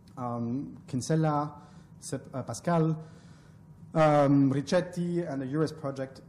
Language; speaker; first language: English; non-native, fluent; French